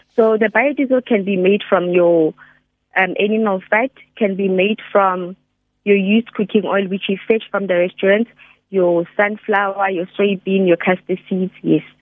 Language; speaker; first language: English; non-native, local second language; Northern Sotho